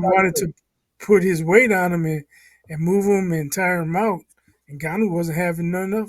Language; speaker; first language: English; native; English